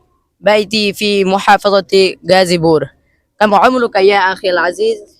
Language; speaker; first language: Arabic; non-native, learner; Bangla